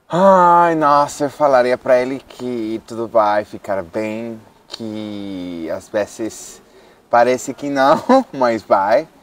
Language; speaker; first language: Portuguese; non-native, fluent; Spanish